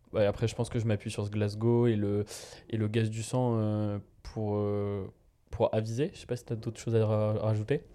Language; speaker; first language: French; native; French